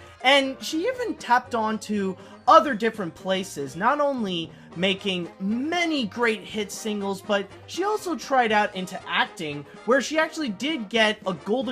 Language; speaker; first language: English; native; English